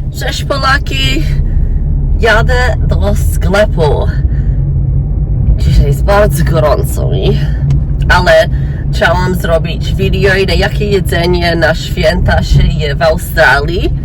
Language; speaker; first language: Polish; early bilingual, heritage; English